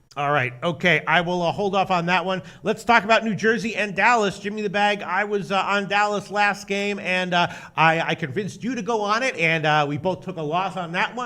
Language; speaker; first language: English; native; English